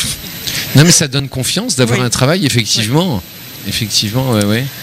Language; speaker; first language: French; native; French